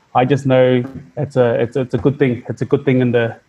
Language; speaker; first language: English; native; English